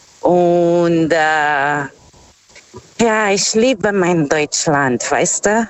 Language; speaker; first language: German; non-native, fluent; Portuguese